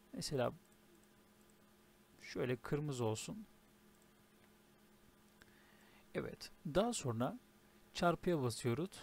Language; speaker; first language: Turkish; native; Turkish